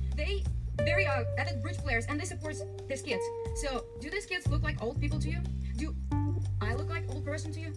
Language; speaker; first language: English; non-native, learner; Russian